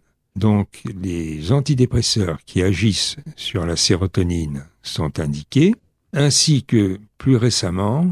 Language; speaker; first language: French; native; French